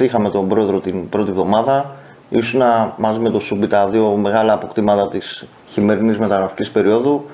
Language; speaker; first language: Greek; native; Greek